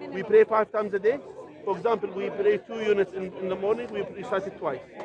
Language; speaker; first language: English; non-native, fluent; Arabic